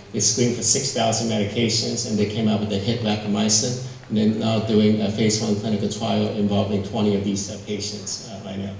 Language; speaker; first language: English; non-native, fluent; Min Nan Chinese